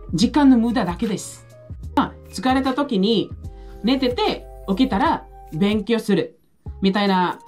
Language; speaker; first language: Japanese; non-native, fluent; Filipino